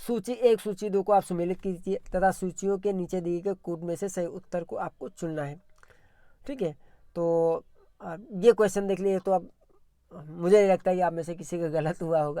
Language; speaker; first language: Hindi; native; Hindi